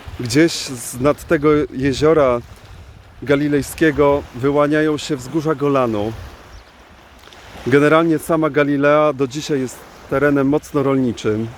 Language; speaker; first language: Polish; native; Polish